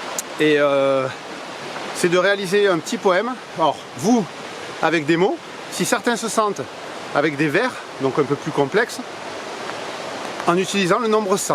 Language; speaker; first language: French; native; French